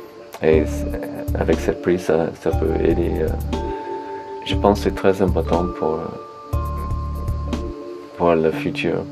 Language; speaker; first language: French; non-native, fluent; English